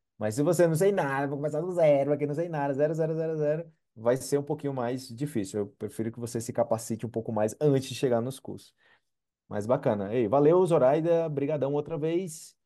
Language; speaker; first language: Portuguese; native; Portuguese